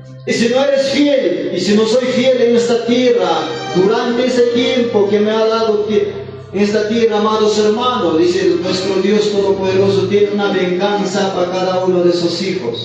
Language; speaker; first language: Spanish; non-native, local second language; Quechua